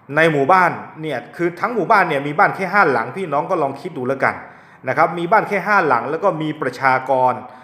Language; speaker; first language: Thai; non-native, local second language; S'gaw Karen